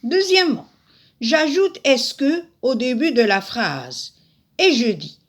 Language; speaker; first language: French; non-native, local second language; Arabic